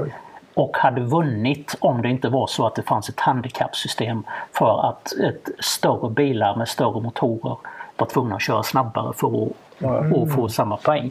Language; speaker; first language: Swedish; native; Swedish